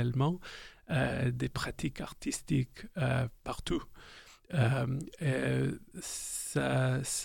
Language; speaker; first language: French; non-native, learner; English